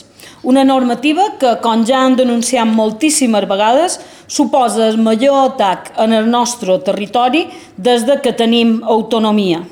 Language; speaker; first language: Catalan; native; Catalan